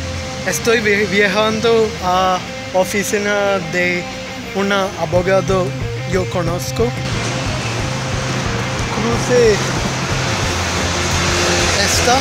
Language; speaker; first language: Spanish; non-native, learner; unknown